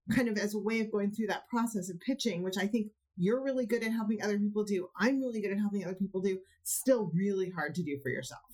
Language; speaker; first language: English; native; English